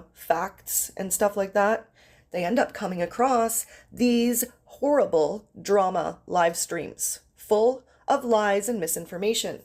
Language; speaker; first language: English; native; English